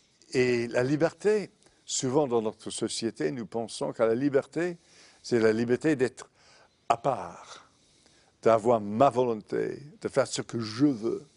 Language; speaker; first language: French; non-native, fluent; English